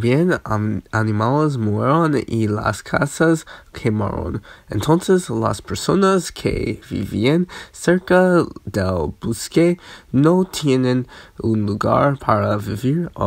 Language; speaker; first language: Spanish; non-native, learner; English